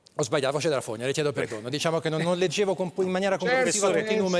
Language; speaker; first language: Italian; native; Italian